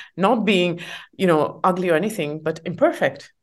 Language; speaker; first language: English; non-native, fluent; Estonian